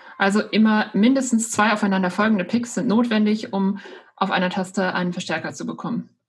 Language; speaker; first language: German; native; German